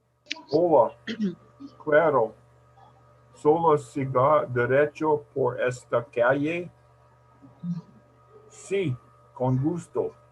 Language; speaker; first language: Spanish; non-native, learner; English